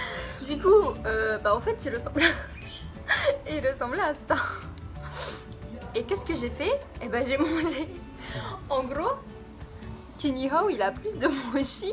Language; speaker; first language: French; native; French